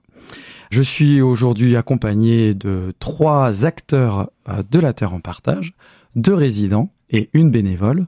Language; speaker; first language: French; native; French